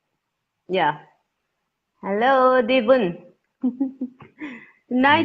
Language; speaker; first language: English; non-native, learner; Thai